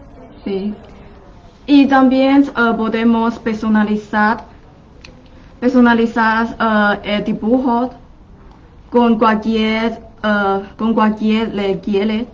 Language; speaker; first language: Spanish; non-native, fluent; Chinese